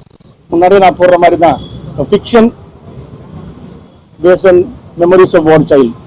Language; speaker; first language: Tamil; native; Tamil